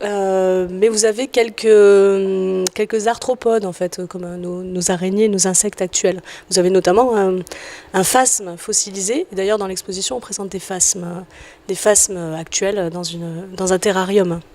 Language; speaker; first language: French; native; French